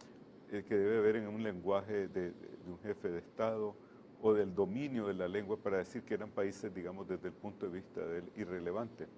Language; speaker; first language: Spanish; native; Spanish